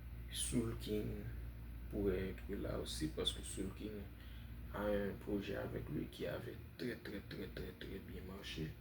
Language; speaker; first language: French; non-native, fluent; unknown